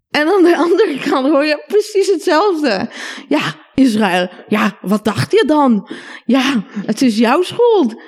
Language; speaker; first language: Dutch; non-native, fluent; Hebrew